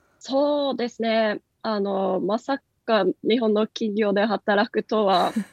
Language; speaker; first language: Japanese; non-native, fluent; Norwegian